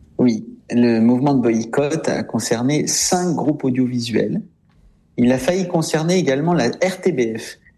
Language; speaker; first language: French; native; French